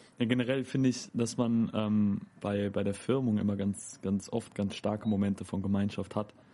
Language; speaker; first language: German; native; German